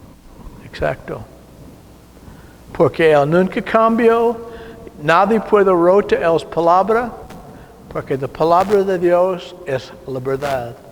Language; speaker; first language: Spanish; non-native, learner; English